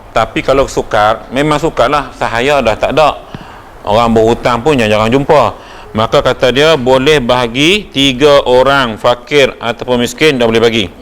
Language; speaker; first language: Malay; native; Malay